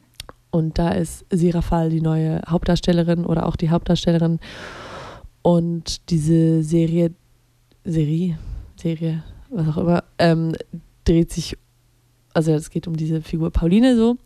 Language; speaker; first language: German; native; German